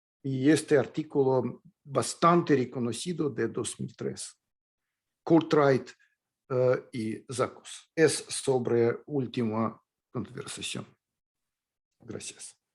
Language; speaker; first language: Spanish; non-native, fluent; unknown